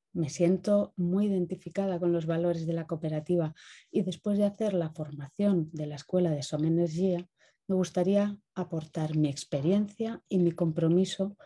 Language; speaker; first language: Spanish; native; Spanish